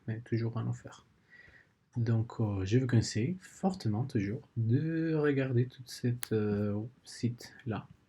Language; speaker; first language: French; non-native, learner; Spanish